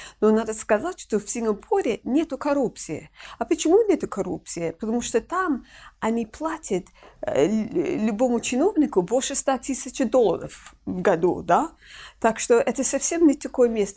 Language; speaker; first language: Russian; non-native, fluent; English